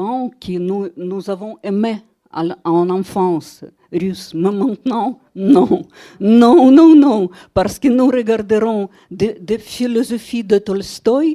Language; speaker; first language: French; non-native, fluent; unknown